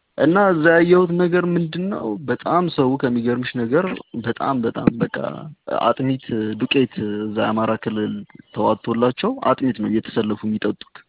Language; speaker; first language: Amharic; non-native, fluent; Tigrinya